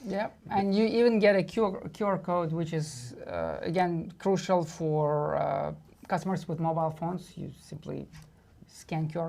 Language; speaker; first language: English; non-native, fluent; Russian